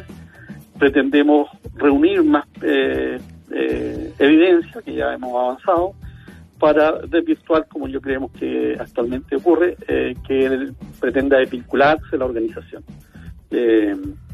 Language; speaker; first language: Spanish; native; Spanish